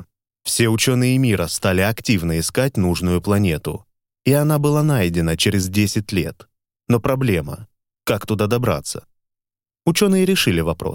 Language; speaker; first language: Russian; native; Russian